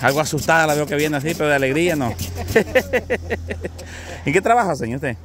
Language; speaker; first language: Spanish; native; Spanish